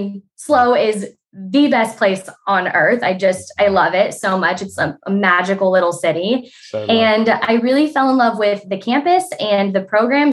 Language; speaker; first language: English; native; English